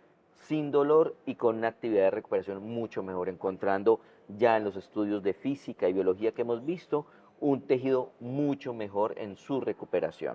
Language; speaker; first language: Spanish; native; Spanish